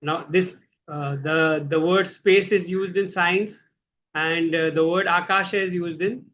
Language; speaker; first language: English; non-native, local second language; Hindi